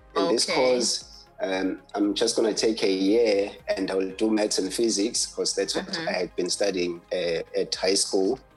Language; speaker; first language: English; non-native, local second language; Zulu